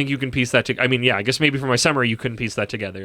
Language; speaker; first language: English; native; English